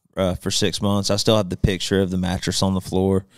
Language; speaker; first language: English; native; English